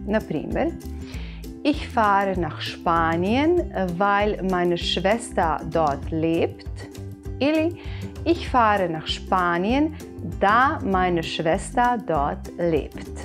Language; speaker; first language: German; non-native, fluent; Bosnian